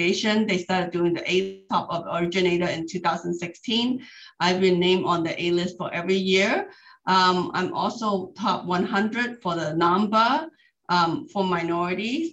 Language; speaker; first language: English; non-native, local second language; Cantonese